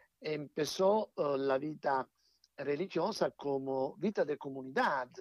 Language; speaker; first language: Italian; non-native, fluent; Spanish